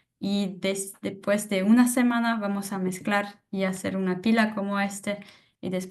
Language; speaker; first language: Spanish; non-native, fluent; French